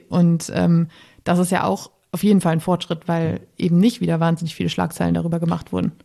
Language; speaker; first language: German; native; German